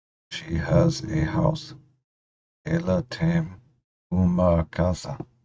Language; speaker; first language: Portuguese; non-native, learner; English